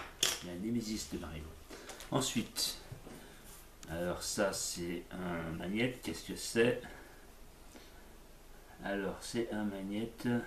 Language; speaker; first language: French; native; French